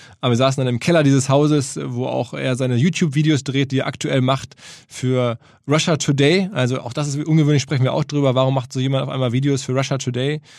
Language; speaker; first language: German; native; German